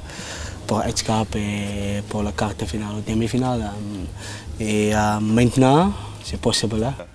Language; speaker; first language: French; non-native, learner; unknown